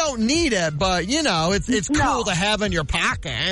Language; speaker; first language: English; native; English